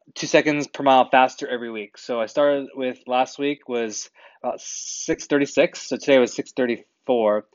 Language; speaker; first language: English; native; English